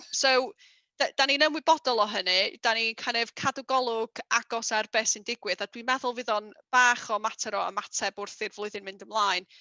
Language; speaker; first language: Welsh; native; Welsh